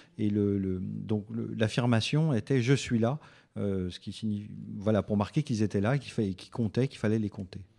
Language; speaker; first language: French; native; French